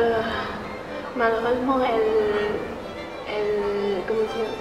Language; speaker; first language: French; non-native, learner; Chinese